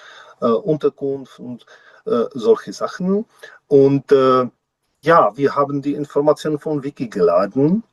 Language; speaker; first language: German; non-native, learner; Czech